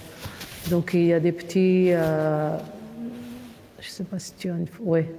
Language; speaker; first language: French; non-native, fluent; Portuguese